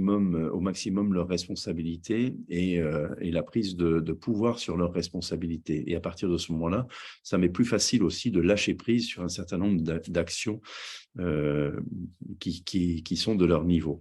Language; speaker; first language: French; native; French